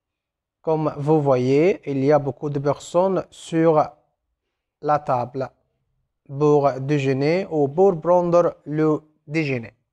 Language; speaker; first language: French; non-native, fluent; Arabic